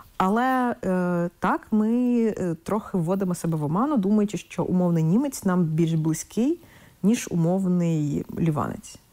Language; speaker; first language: Ukrainian; non-native, local second language; Russian